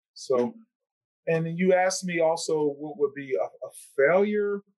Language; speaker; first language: English; native; English